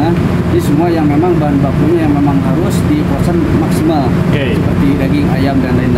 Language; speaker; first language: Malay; non-native, local second language; Sundanese